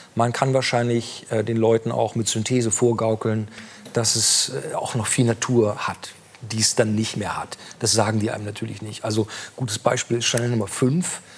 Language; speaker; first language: German; native; German